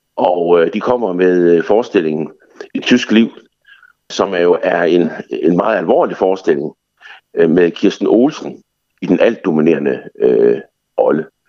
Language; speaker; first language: Danish; native; Danish